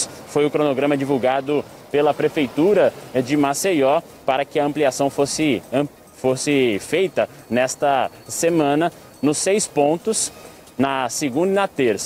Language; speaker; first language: Portuguese; native; Portuguese